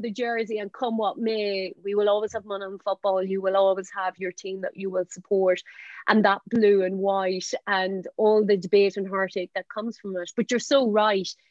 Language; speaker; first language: English; native; English